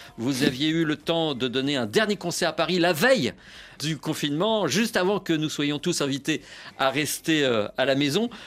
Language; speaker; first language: French; native; French